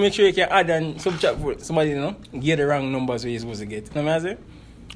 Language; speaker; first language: English; non-native, local second language; Jamaican Creole English